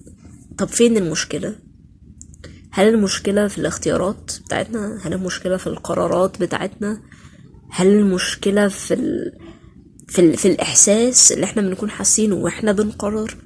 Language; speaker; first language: Arabic; native; Arabic